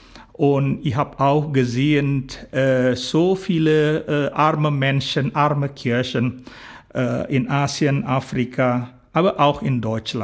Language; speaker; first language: German; non-native, fluent; Indonesian